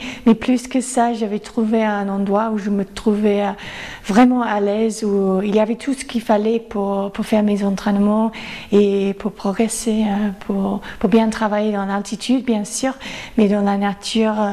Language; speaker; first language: French; non-native, fluent; English